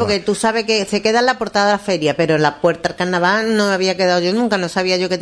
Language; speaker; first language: Spanish; native; Spanish